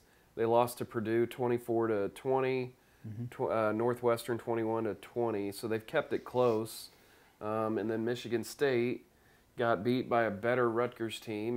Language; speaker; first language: English; native; English